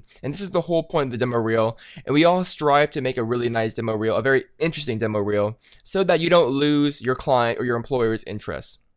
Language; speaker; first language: English; native; English